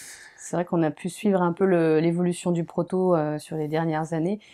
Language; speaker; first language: French; native; French